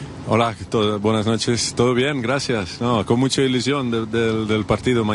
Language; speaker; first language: Spanish; non-native, fluent; Dutch